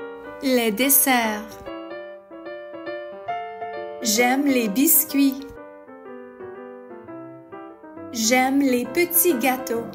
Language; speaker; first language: French; non-native, fluent; English